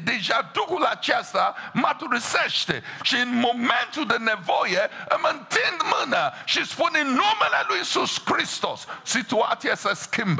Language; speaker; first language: Romanian; non-native, fluent; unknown